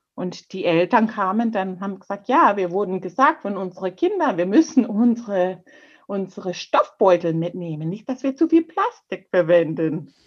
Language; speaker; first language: German; non-native, fluent; English